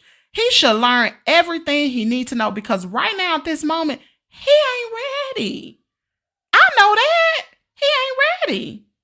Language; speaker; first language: English; native; English